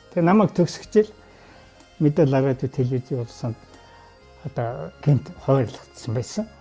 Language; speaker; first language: Mongolian; native; Mongolian